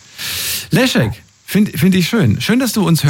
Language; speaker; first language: German; native; German